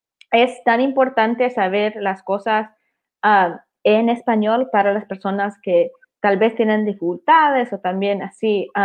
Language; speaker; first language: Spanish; early bilingual, heritage; Spanish